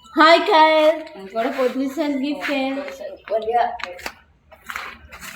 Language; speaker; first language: English; non-native, local second language; Cebuano